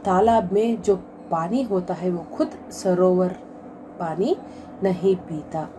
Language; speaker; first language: Hindi; non-native, local second language; Kannada